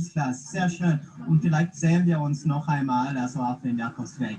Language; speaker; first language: German; non-native, fluent; English